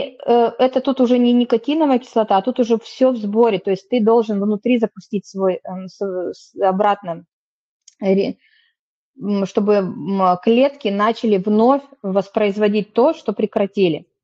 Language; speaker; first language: Russian; native; Russian